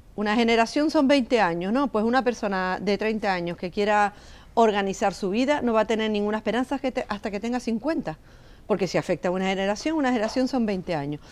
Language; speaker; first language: Spanish; native; Spanish